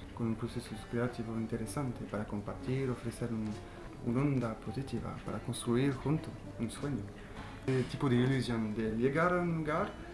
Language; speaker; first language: Spanish; non-native, learner; French